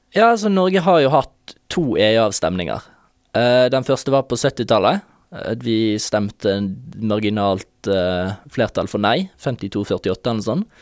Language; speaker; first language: Norwegian; native; Norwegian